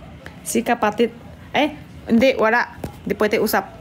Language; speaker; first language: Filipino; non-native, learner; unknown